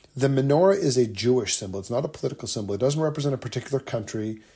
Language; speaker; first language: English; native; English